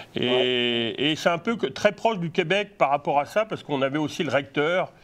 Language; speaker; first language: French; native; French